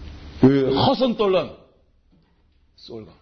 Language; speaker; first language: Hungarian; non-native, learner; Korean